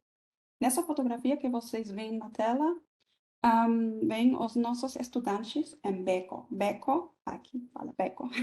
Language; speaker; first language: Portuguese; non-native, fluent; German